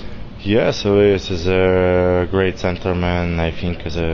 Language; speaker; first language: English; non-native, learner; Russian